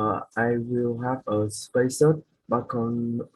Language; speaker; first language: English; non-native, learner; Vietnamese